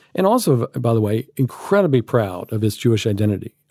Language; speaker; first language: English; native; English